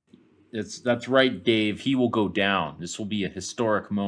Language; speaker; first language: English; native; English